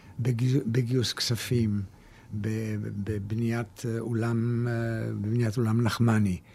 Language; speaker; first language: Hebrew; early bilingual, other home language; German